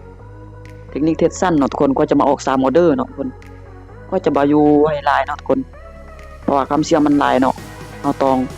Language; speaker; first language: Thai; non-native, local second language; Lao